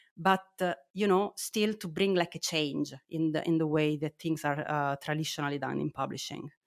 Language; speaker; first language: English; non-native, fluent; Italian